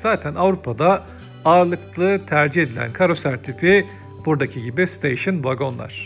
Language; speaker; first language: Turkish; native; Turkish